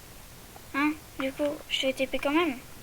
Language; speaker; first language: French; native; French